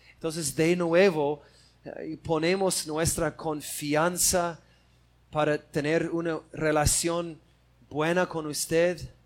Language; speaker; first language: Spanish; non-native, fluent; English